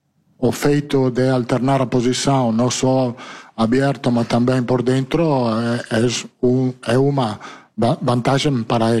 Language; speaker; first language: Portuguese; non-native, learner; Italian